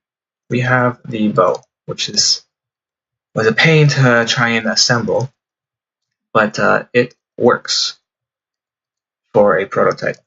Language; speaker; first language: English; native; English